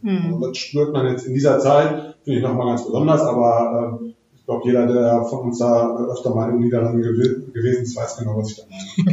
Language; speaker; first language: German; native; German